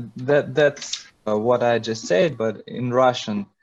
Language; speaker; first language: English; non-native, fluent; Russian